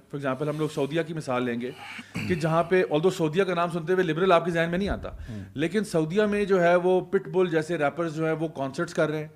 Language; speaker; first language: Urdu; native; Urdu